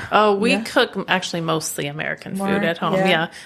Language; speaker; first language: English; native; English